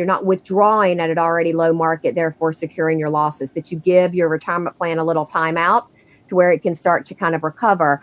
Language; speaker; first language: English; native; English